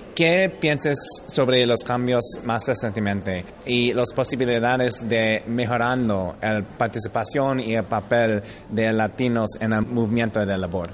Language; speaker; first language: Spanish; early bilingual, heritage; English